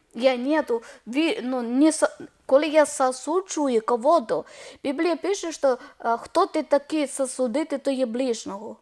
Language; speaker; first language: Ukrainian; non-native, learner; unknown